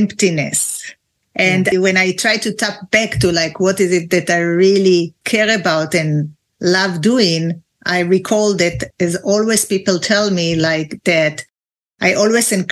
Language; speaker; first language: English; non-native, fluent; Hebrew